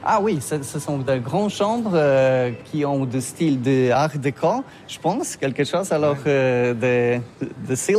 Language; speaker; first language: French; non-native, learner; Polish